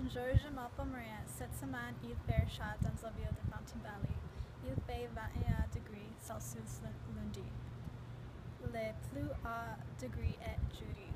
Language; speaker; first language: French; non-native, learner; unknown